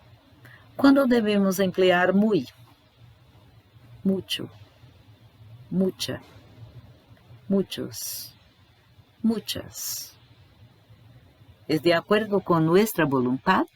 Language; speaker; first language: Spanish; non-native, fluent; Portuguese